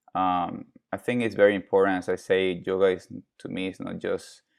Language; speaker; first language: English; non-native, fluent; Spanish